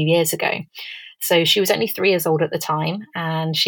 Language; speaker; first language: English; native; English